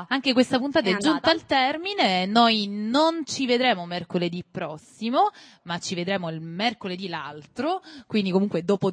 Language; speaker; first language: Italian; native; Italian